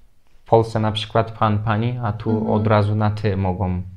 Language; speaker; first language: Polish; non-native, fluent; Turkish